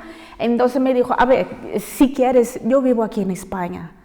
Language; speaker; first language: Spanish; non-native, fluent; Portuguese